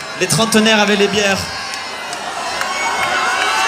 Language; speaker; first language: French; native; French